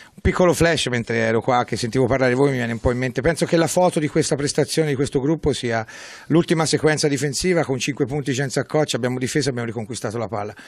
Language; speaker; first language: Italian; native; Italian